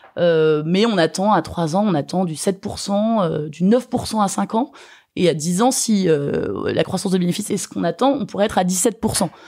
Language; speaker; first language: French; native; French